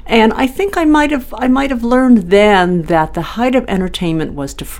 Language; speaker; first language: English; native; English